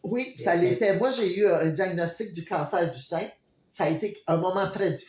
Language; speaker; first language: French; native; French